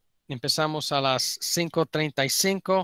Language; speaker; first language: Spanish; early bilingual, heritage; Spanish